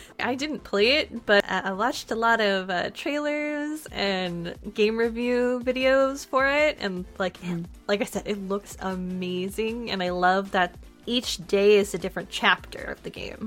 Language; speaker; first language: English; native; English